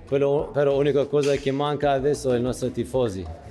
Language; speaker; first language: Italian; non-native, fluent; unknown